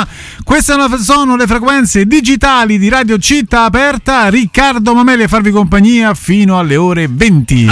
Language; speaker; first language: Italian; native; Italian